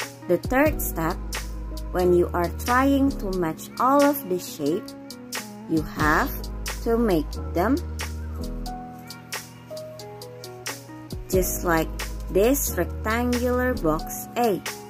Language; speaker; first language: English; non-native, fluent; Indonesian